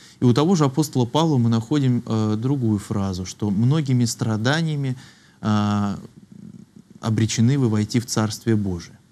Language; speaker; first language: Russian; native; Russian